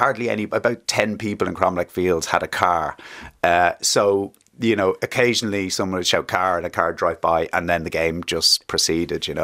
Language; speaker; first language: English; native; English